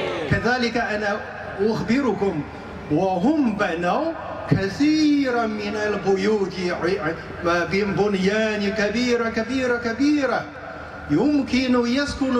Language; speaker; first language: Arabic; non-native, fluent; Chinese